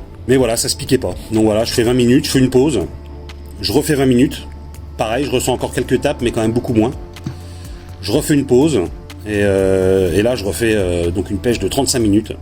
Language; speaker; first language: French; native; French